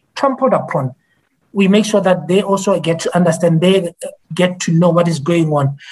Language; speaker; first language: English; non-native, local second language; Tswana